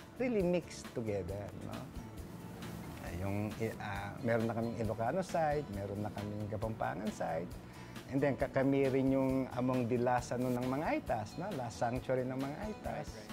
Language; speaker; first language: Filipino; non-native, local second language; Pampanga